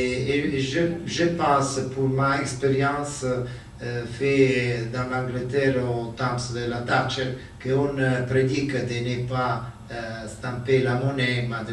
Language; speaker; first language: French; non-native, learner; Italian